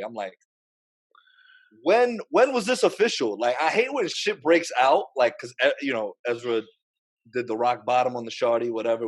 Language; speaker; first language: English; native; English